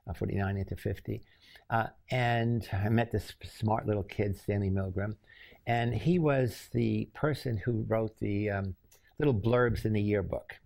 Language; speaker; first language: English; native; English